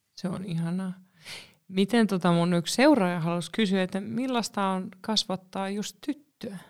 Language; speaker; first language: Finnish; native; Finnish